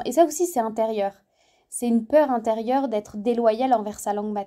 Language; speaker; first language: French; native; French